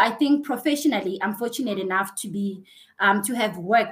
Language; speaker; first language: English; non-native, local second language; Xhosa